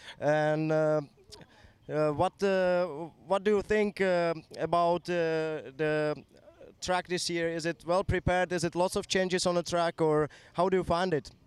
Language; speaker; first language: English; non-native, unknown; Czech